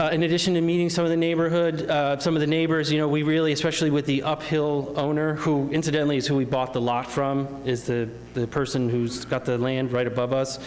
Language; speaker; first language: English; native; English